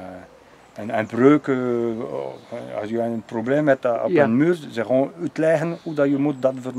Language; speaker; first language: Dutch; non-native, local second language; French